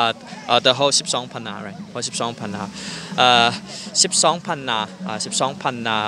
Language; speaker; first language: English; non-native, learner; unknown